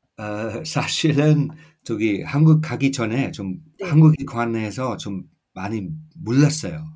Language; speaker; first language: Korean; non-native, fluent; English